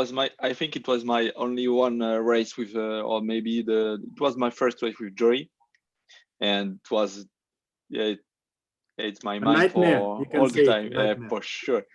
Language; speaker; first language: English; non-native, learner; French